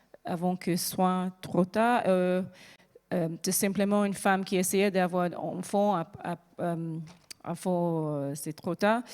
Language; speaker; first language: French; non-native, learner; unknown